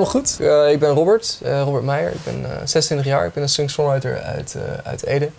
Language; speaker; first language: Dutch; native; Dutch